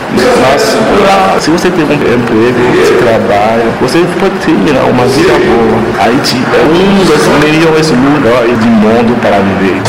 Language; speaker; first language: Portuguese; non-native, fluent; Haitian Creole